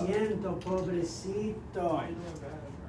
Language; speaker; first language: Spanish; non-native, fluent; English